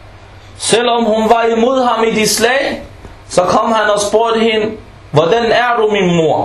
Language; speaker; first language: Danish; non-native, local second language; Arabic